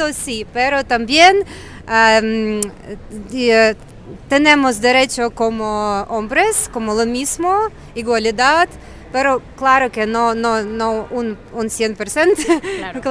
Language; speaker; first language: Spanish; non-native, learner; Ukrainian